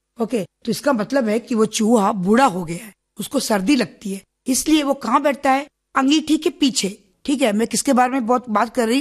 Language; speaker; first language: Hindi; non-native, local second language; Malayalam